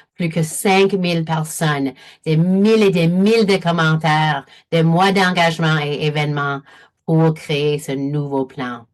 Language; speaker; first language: French; non-native, local second language; English